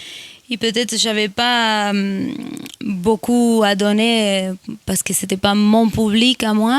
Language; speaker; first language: French; non-native, fluent; Spanish